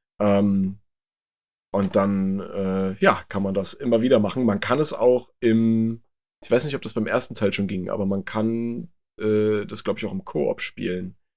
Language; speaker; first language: German; native; German